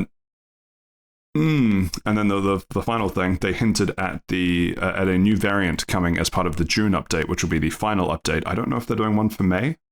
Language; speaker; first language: English; native; English